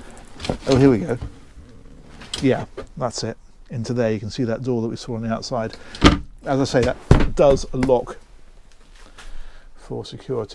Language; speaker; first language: English; native; English